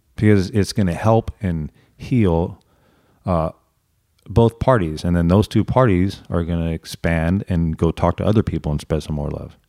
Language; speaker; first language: English; native; English